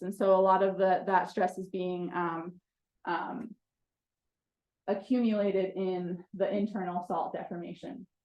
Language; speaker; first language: English; native; English